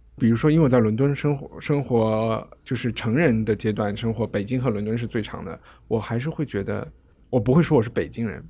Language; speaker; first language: Chinese; native; Chinese